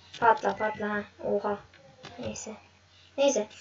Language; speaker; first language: Turkish; native; Turkish